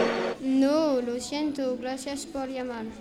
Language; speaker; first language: Spanish; non-native, learner; French